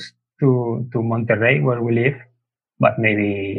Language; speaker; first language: English; non-native, fluent; Spanish